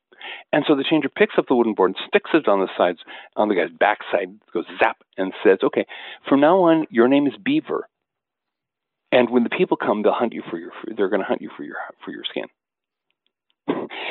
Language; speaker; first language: English; native; English